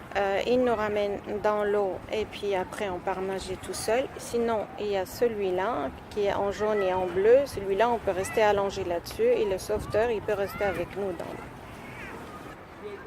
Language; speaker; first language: French; native; French